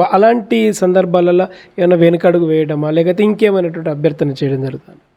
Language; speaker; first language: Telugu; native; Telugu